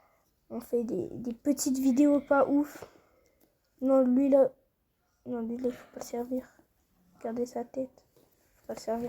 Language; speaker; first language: French; native; French